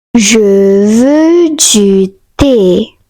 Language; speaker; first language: French; non-native, learner; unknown